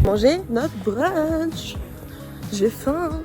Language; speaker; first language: French; native; French